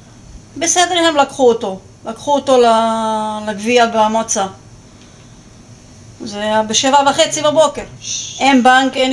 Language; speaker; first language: Hebrew; non-native, local second language; Arabic